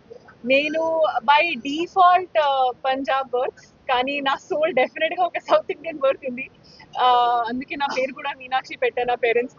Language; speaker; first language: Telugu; non-native, fluent; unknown